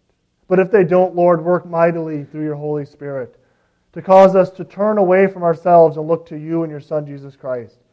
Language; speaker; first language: English; native; English